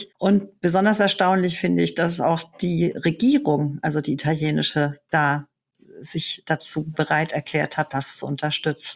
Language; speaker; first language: German; native; German